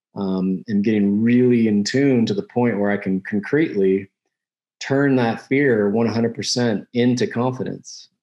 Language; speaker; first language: English; native; English